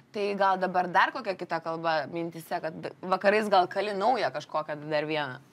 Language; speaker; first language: Lithuanian; native; Lithuanian